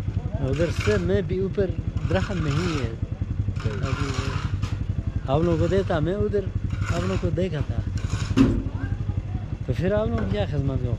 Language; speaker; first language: Hindi; non-native, local second language; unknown